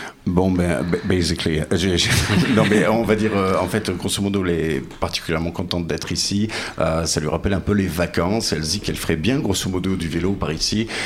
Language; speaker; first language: French; native; French